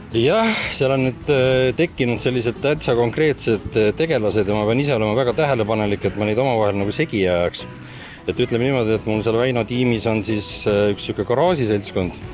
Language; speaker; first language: Estonian; native; Estonian